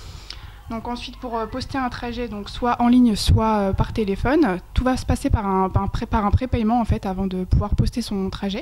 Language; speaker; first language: French; native; French